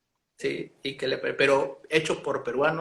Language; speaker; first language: Spanish; native; Spanish